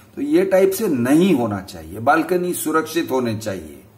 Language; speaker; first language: Hindi; non-native, local second language; Gujarati